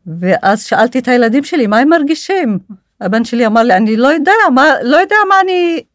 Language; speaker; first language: Hebrew; non-native, local second language; Arabic